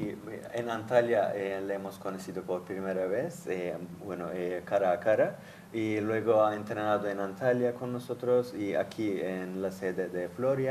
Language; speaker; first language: Spanish; non-native, fluent; Turkish